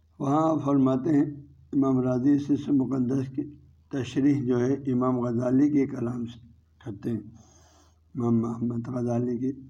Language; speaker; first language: Urdu; non-native, local second language; Balti